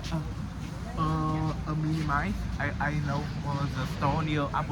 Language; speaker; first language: English; non-native, learner; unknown